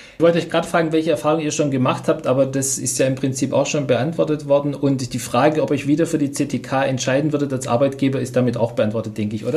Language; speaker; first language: German; native; German